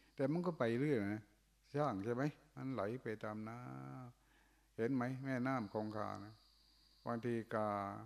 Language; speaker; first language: Thai; non-native, local second language; Northeastern Thai